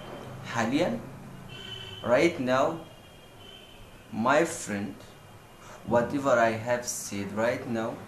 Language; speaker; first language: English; non-native, fluent; Arabic